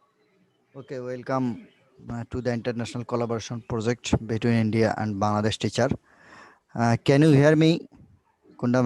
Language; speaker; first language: English; non-native, local second language; Bangla